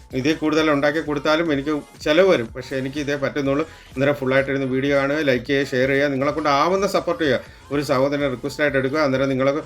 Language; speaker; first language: Malayalam; native; Malayalam